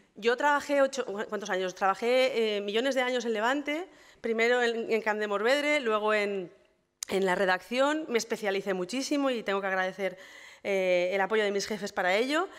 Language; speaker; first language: Spanish; native; Spanish